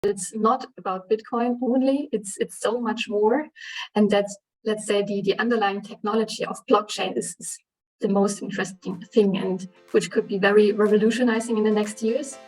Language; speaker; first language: English; non-native, fluent; German